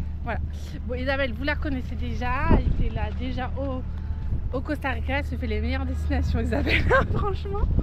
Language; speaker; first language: French; native; French